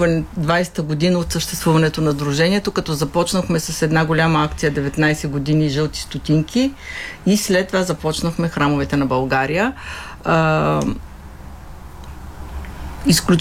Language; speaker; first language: Bulgarian; native; Bulgarian